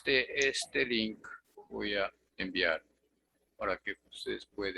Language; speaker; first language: Spanish; non-native, fluent; Japanese